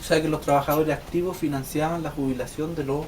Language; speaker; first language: Spanish; native; Spanish